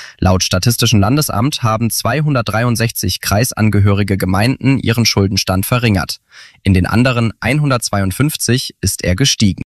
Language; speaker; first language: German; native; German